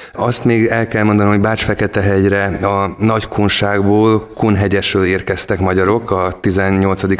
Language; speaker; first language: Hungarian; native; Hungarian